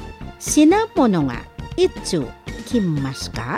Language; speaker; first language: Japanese; non-native, fluent; Indonesian